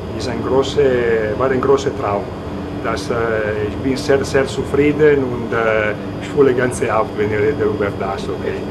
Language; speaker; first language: German; non-native, learner; Italian